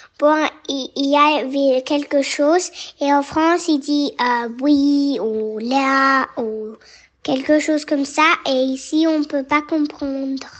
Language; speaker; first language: French; early bilingual, heritage; French